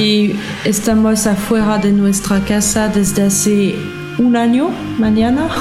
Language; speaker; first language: Spanish; non-native, fluent; French